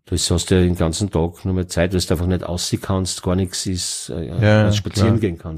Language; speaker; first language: German; native; German